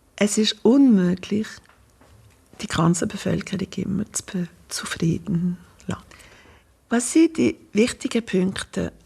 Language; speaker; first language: German; non-native, local second language; French